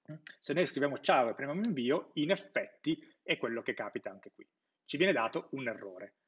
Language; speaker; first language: Italian; native; Italian